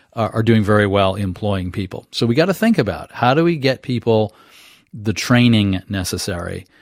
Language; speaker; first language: English; native; English